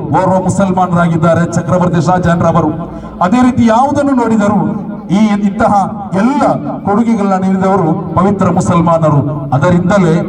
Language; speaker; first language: Kannada; non-native, local second language; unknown